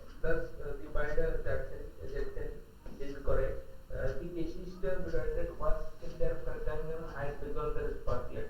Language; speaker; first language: German; non-native, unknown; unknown